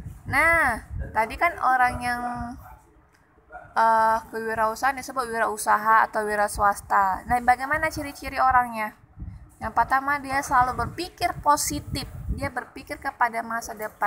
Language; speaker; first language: Indonesian; native; Indonesian